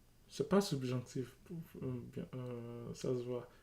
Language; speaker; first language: French; non-native, learner; English